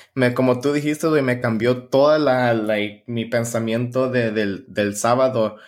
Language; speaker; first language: Spanish; native; Spanish